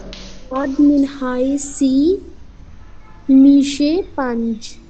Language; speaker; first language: Persian; non-native, learner; Urdu